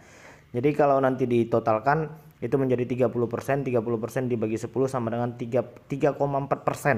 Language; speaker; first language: Indonesian; native; Indonesian